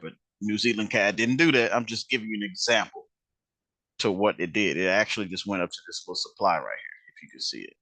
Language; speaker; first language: English; native; English